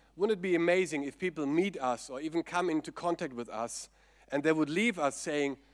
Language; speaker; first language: English; non-native, fluent; German